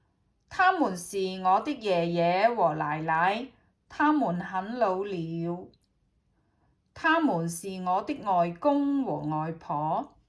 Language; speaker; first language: Chinese; non-native, learner; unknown